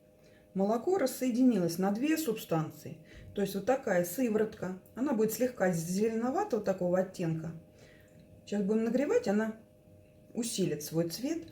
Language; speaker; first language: Russian; native; Russian